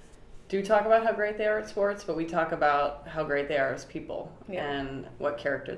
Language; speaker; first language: English; native; English